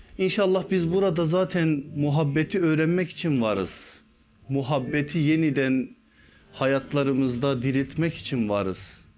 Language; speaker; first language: Turkish; native; Turkish